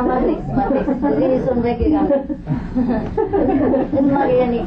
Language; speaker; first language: German; non-native, learner; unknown